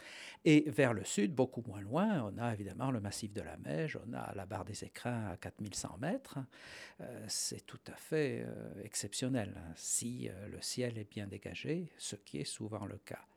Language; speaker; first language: French; native; French